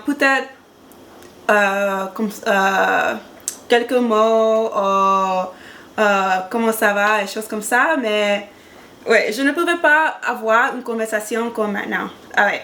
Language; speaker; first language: French; non-native, learner; English